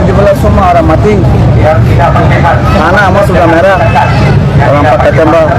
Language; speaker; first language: Indonesian; non-native, learner; Rohingya